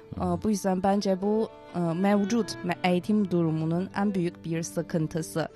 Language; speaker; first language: Turkish; non-native, fluent; Chinese